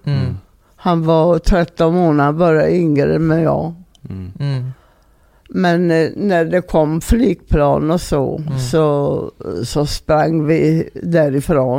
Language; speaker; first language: Swedish; non-native, fluent; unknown